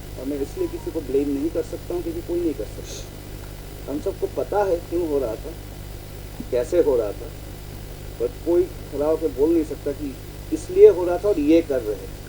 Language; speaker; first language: Hindi; non-native, local second language; Assamese